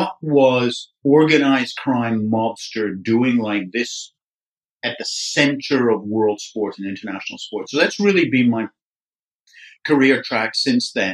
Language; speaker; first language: English; native; English